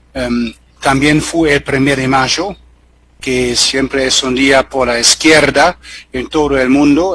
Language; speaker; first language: Spanish; non-native, fluent; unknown